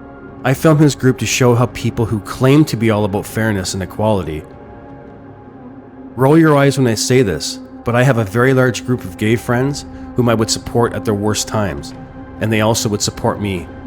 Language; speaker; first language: English; native; English